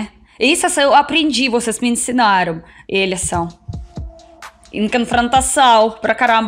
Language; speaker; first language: Portuguese; non-native, learner; Russian